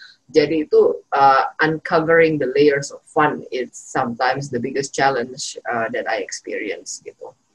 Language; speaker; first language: English; non-native, fluent; Indonesian